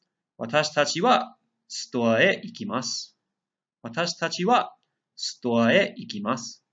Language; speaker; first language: Japanese; non-native, learner; English